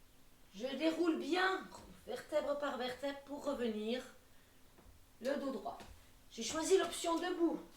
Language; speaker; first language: French; native; French